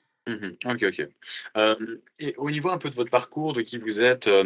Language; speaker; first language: French; native; French